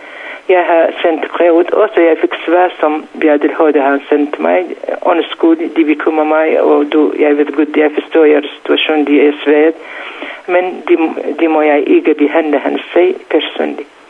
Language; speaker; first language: Danish; non-native, learner; Central Kurdish